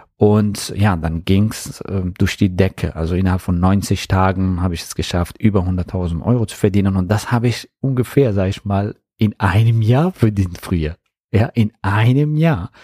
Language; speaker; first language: German; non-native, fluent; Persian